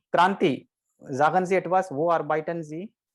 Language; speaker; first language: German; non-native, fluent; Hindi